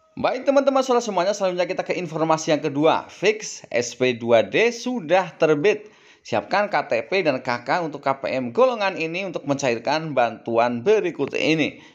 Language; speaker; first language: Indonesian; native; Indonesian